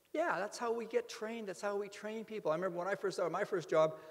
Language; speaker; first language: English; native; English